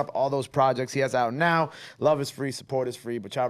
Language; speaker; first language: English; native; English